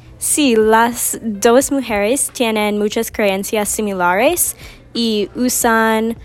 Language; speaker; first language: Spanish; non-native, learner; English